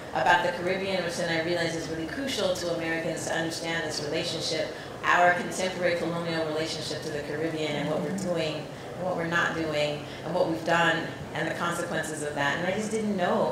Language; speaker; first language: English; native; English